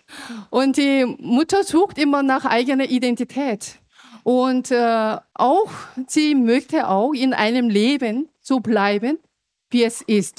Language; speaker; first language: German; non-native, fluent; Korean